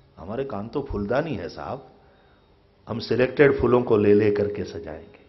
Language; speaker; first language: Hindi; non-native, local second language; Gujarati